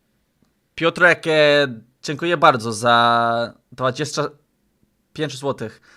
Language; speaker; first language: Polish; non-native, learner; English